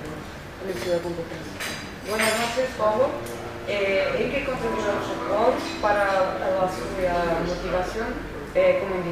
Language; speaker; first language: Spanish; non-native, learner; Portuguese